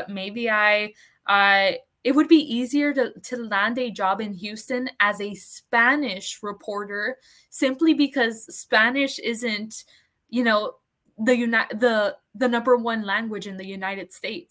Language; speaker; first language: English; early bilingual, other home language; Spanish